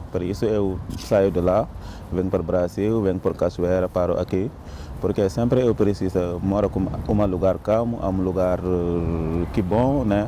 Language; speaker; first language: Portuguese; non-native, learner; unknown